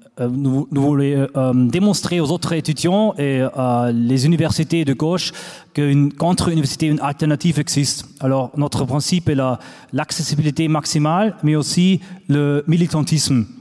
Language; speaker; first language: French; non-native, fluent; German